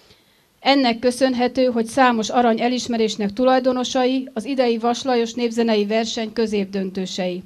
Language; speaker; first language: Hungarian; native; Hungarian